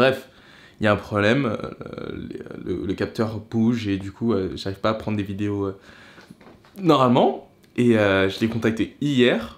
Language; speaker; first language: French; native; French